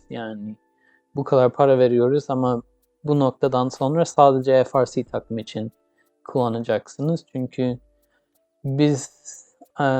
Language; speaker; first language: Turkish; early bilingual, heritage; English